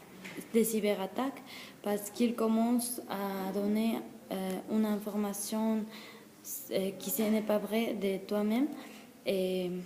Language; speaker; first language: French; non-native, learner; Spanish